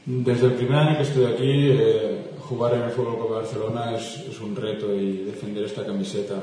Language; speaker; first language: Spanish; non-native, local second language; Catalan